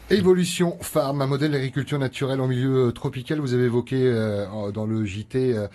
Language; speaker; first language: French; native; French